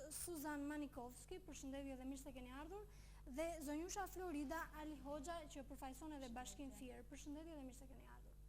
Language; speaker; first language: Albanian; native; Albanian